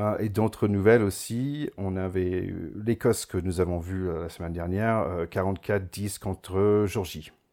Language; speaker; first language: French; non-native, fluent; English